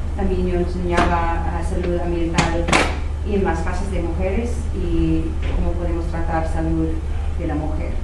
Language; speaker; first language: Spanish; non-native, fluent; English